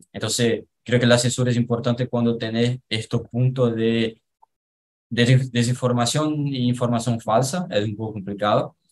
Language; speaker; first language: Spanish; non-native, learner; Portuguese